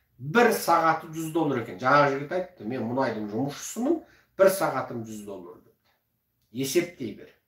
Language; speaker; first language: Kazakh; early bilingual, heritage; Kazakh